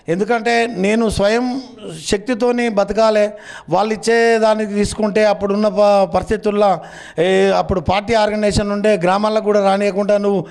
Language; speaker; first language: Telugu; native; Telugu